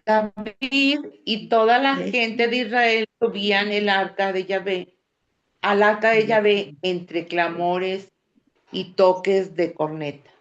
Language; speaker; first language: Spanish; native; Spanish